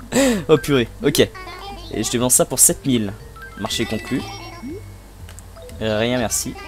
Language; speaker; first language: French; native; French